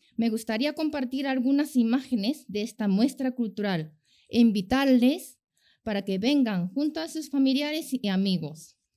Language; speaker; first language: Spanish; non-native, fluent; Japanese